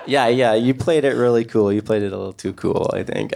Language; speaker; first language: English; native; English